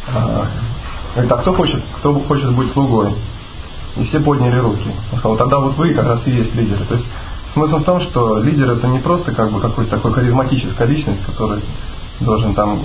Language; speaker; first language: Russian; native; Russian